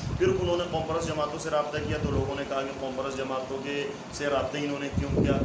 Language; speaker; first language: Urdu; non-native, local second language; Pashto